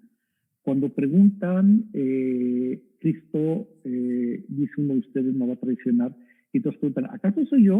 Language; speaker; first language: Spanish; native; Spanish